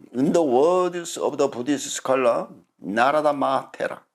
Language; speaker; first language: English; non-native, fluent; Korean